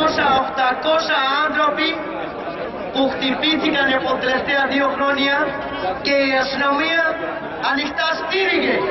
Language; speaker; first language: Greek; non-native, fluent; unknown